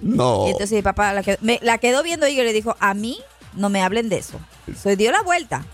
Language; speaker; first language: Spanish; native; Spanish